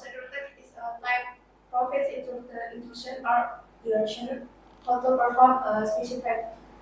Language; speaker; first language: English; non-native, learner; Indonesian